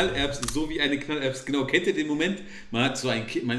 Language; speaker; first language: German; native; German